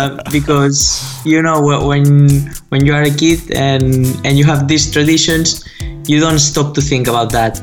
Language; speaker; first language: English; non-native, fluent; Spanish